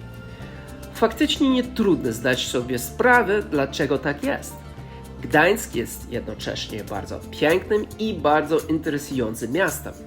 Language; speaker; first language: Polish; non-native, fluent; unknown